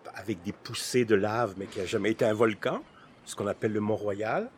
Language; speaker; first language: French; native; French